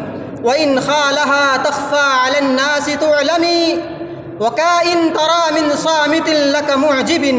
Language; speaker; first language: Arabic; non-native, learner; Urdu